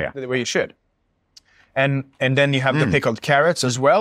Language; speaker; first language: English; non-native, fluent; Hebrew